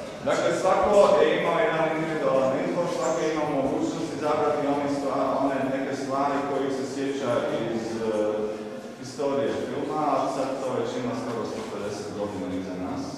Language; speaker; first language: Croatian; native; Croatian